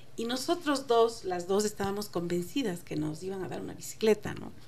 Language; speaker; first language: Spanish; native; Spanish